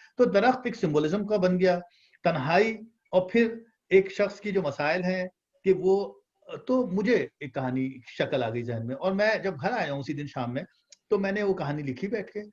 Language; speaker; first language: Urdu; native; Urdu